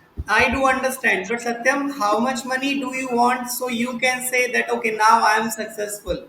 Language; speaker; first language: English; non-native, local second language; Hindi